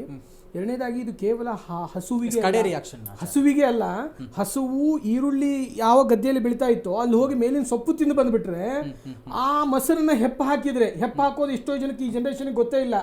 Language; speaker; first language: Kannada; native; Kannada